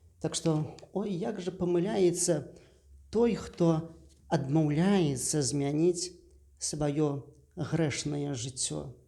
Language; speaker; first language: Belarusian; native; Belarusian